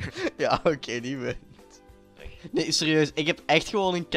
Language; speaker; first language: Dutch; native; Dutch